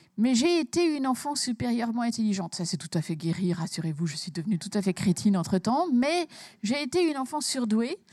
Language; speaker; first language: French; early bilingual, heritage; French